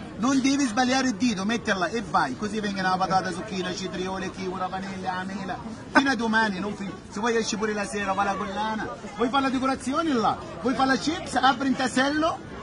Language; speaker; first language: Italian; non-native, learner; Bambara